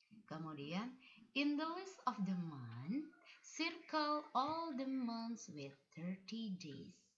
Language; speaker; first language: English; non-native, fluent; Indonesian